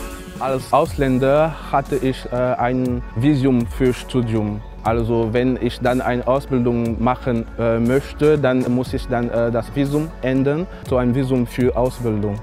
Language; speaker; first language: German; non-native, fluent; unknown